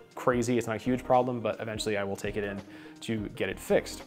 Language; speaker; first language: English; native; English